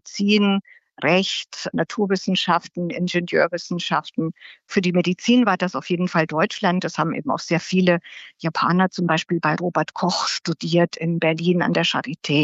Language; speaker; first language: German; native; German